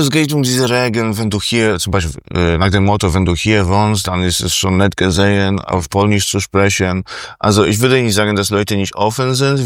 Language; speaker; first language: German; non-native, fluent; Polish